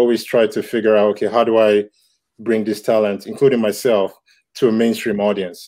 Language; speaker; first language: English; non-native, local second language; Yoruba